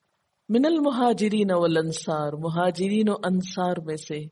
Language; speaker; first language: Urdu; native; Urdu